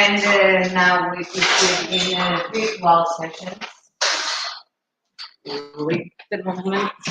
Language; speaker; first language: English; non-native, fluent; Portuguese